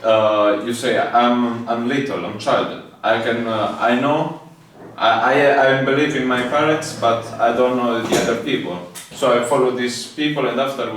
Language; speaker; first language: English; non-native, fluent; Italian